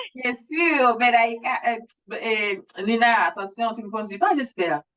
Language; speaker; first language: French; native; French